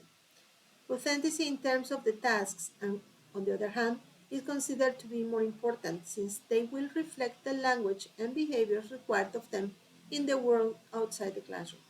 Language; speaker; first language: English; non-native, fluent; Spanish